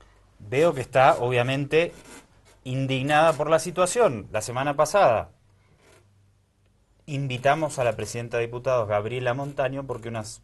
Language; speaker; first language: Spanish; native; Spanish